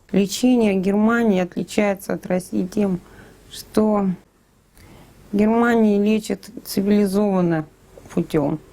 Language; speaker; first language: Russian; native; Russian